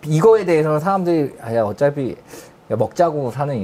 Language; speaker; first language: Korean; native; Korean